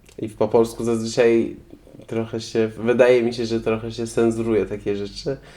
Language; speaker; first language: Polish; non-native, fluent; Persian